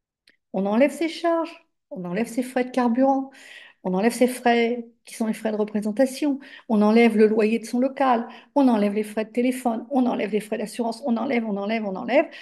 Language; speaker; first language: French; native; French